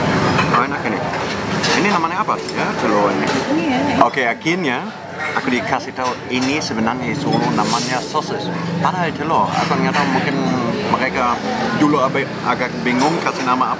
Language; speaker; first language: Indonesian; non-native, fluent; German